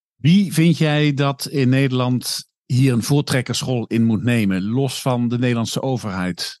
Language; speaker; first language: Dutch; native; Dutch